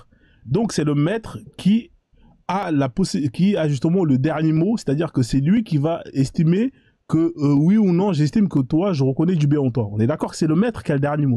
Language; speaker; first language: French; native; French